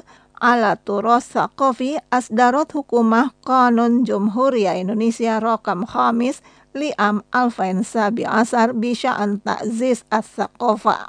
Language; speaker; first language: Arabic; non-native, fluent; Indonesian